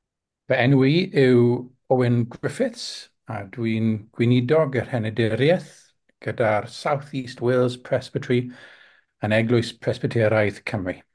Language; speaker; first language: Welsh; non-native, local second language; English